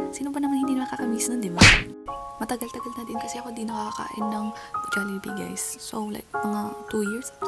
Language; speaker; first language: Filipino; non-native, local second language; Iloko